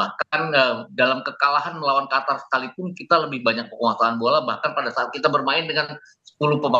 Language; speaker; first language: Indonesian; native; Indonesian